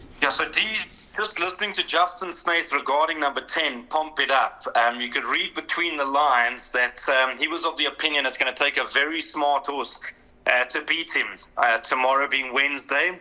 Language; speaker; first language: English; native; English